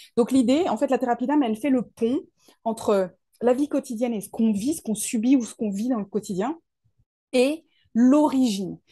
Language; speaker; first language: French; native; French